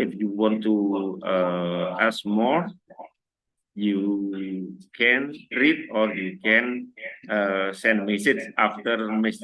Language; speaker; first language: English; non-native, learner; Indonesian